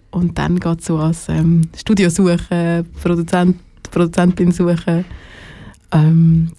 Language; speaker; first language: German; native; German